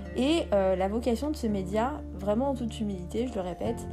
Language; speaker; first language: French; non-native, local second language; Kabyle